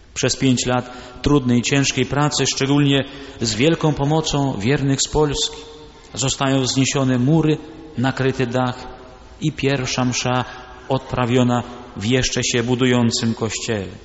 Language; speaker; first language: Polish; early bilingual, other home language; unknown